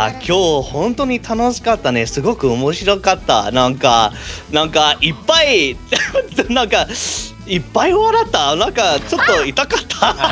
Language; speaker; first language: Japanese; non-native, learner; English